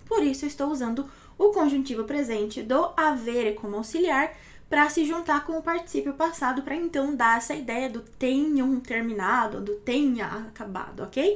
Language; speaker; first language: Portuguese; native; Portuguese